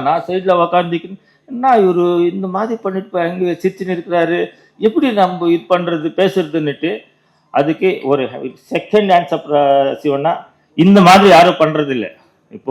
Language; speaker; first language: Tamil; non-native, learner; Kannada